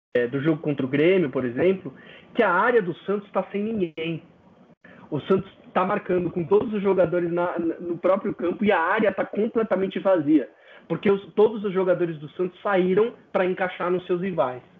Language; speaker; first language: Portuguese; native; Portuguese